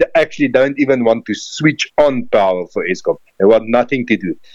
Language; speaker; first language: English; non-native, local second language; Afrikaans